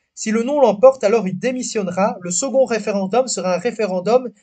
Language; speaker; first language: French; native; French